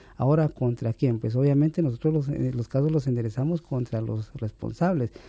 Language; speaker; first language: Spanish; native; Spanish